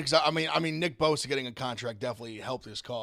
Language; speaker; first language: English; native; English